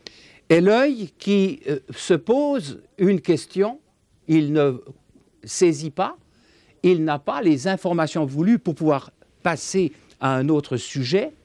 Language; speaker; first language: French; native; French